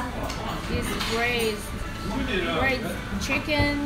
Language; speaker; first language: English; non-native, fluent; Korean